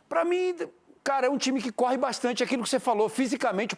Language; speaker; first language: Portuguese; native; Portuguese